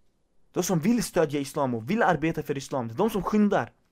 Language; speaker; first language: Swedish; early bilingual, other home language; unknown